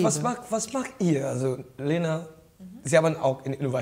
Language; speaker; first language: German; non-native, learner; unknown